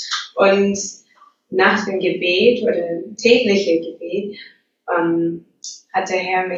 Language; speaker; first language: German; non-native, fluent; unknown